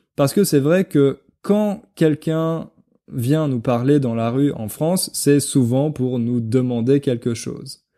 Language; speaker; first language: French; native; French